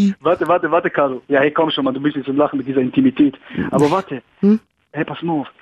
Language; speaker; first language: German; early bilingual, other home language; Greek